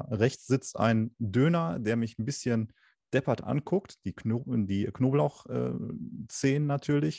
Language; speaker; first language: German; native; German